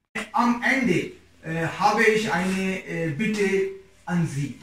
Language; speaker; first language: German; non-native, learner; Urdu